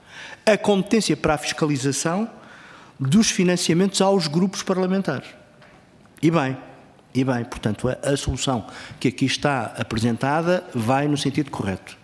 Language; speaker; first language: Portuguese; native; Portuguese